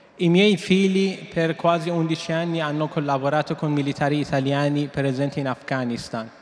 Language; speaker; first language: Italian; non-native, learner; Persian